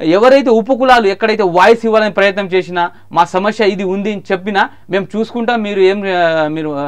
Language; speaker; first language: Telugu; non-native, local second language; Marathi